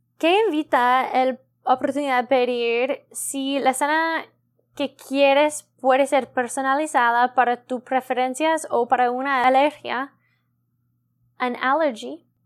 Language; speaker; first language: Spanish; non-native, learner; English